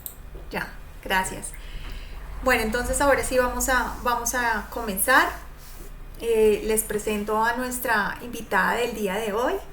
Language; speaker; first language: Spanish; native; Spanish